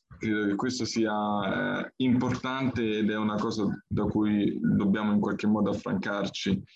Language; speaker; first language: Italian; early bilingual, other home language; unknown